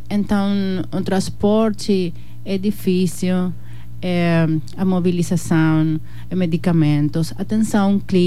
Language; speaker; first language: Portuguese; non-native, learner; Spanish